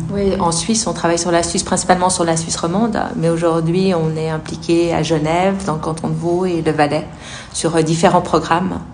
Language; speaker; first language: French; native; French